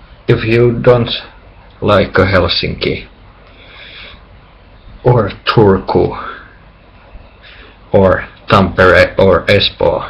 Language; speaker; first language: English; non-native, learner; Finnish